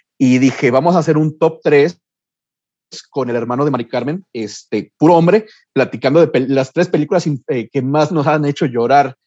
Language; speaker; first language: Spanish; early bilingual, heritage; Spanish